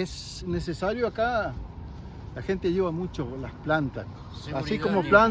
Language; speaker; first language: Spanish; native; Spanish